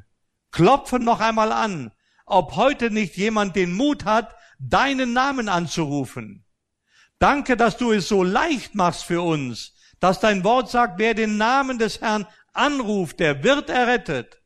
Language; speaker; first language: German; native; German